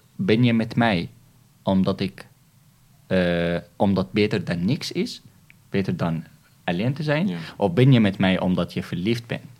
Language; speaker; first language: Dutch; non-native, fluent; Arabic